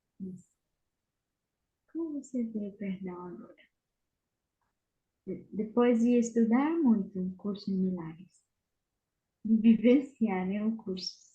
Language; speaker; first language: Portuguese; non-native, fluent; Spanish